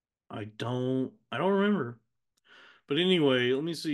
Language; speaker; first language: English; native; English